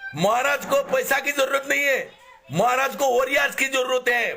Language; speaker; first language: Hindi; non-native, local second language; Bangla